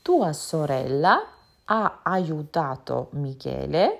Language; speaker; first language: Italian; non-native, fluent; Georgian